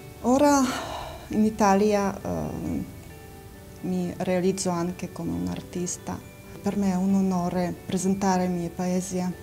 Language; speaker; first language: Italian; non-native, learner; Ukrainian